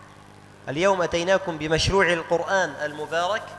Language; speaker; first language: Arabic; native; Arabic